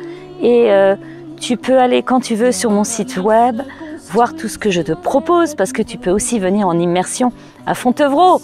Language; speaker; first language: French; native; French